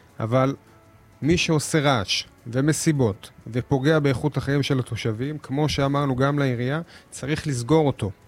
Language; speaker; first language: Hebrew; native; Hebrew